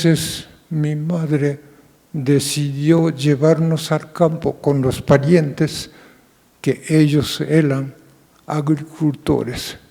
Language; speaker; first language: Spanish; non-native, fluent; Japanese